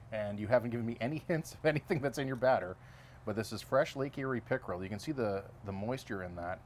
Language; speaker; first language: English; native; English